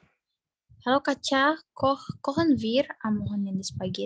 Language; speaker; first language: German; non-native, learner; Indonesian